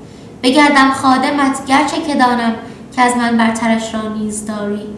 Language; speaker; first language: Persian; native; Persian